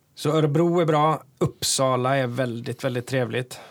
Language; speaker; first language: Swedish; native; Swedish